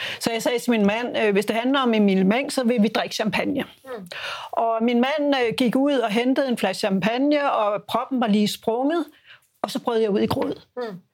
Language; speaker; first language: Danish; native; Danish